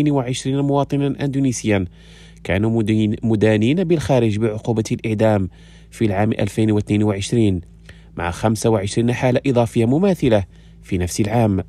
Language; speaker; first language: Arabic; non-native, fluent; Indonesian